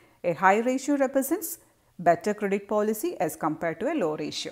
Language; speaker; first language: English; non-native, local second language; Malayalam